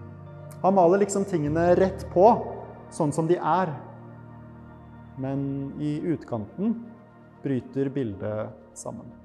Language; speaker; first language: Norwegian; native; Norwegian